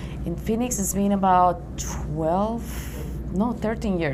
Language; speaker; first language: English; non-native, fluent; Spanish